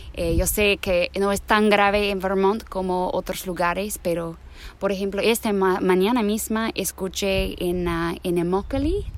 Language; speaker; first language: Spanish; non-native, fluent; English